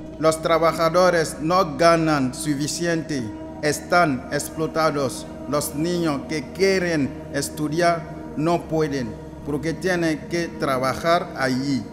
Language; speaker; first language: Spanish; non-native, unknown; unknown